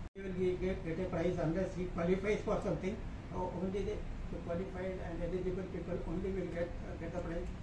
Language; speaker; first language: English; non-native, local second language; Marathi